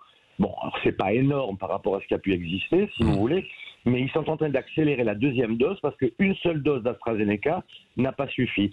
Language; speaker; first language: French; native; French